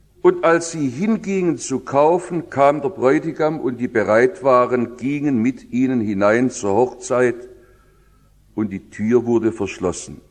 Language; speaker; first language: German; native; German